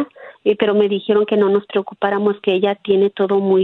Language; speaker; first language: Spanish; native; Spanish